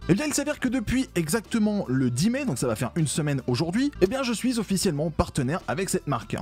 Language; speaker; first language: French; native; French